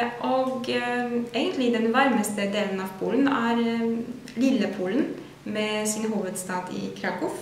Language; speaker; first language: Norwegian; non-native, fluent; Polish